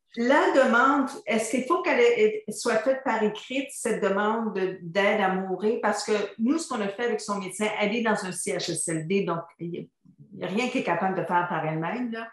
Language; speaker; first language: French; native; French